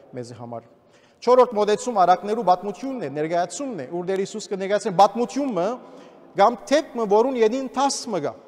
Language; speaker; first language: Armenian; early bilingual, heritage; Armenian